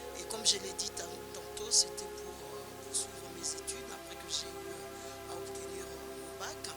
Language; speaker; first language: French; non-native, local second language; Lingala